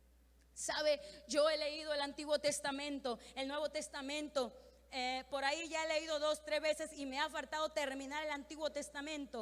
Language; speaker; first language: Spanish; native; Spanish